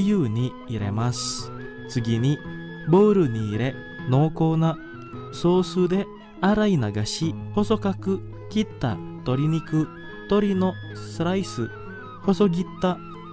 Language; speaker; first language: Japanese; non-native, fluent; Indonesian